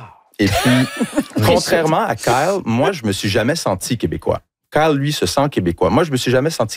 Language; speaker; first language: French; early bilingual, other home language; English